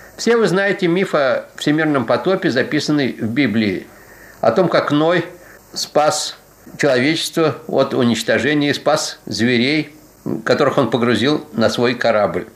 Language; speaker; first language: Russian; native; Russian